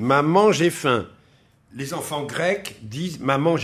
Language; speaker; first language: French; native; French